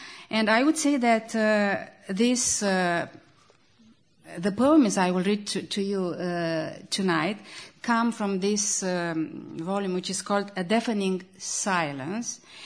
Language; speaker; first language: English; non-native, fluent; Romanian